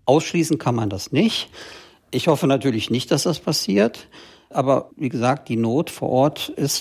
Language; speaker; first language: German; native; German